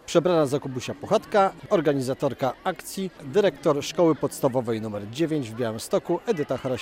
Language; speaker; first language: Polish; native; Polish